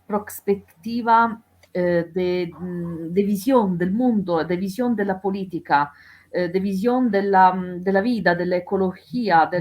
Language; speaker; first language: Spanish; non-native, learner; Italian